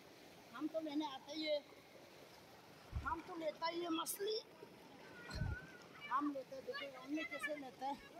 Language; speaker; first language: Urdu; non-native, local second language; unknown